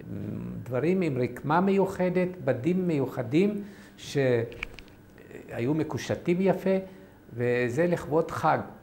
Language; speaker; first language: Hebrew; non-native, fluent; Arabic